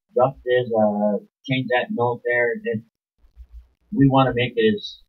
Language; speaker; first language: English; early bilingual, other home language; Spanish